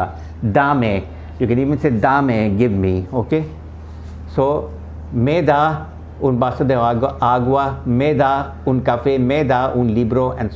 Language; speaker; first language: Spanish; non-native, fluent; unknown